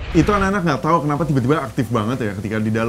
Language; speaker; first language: Indonesian; native; Indonesian